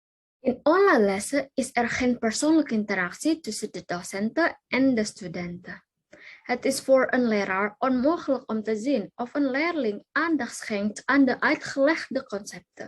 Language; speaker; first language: Dutch; non-native, learner; Indonesian